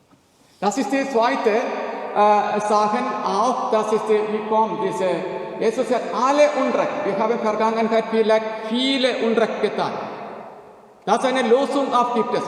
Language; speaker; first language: German; non-native, learner; Malayalam